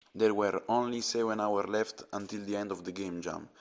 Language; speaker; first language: English; non-native, fluent; Italian